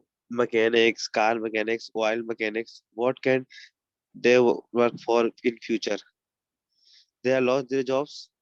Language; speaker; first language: English; non-native, learner; Urdu